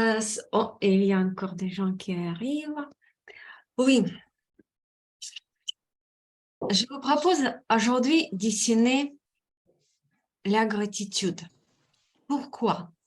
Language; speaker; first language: French; non-native, fluent; Russian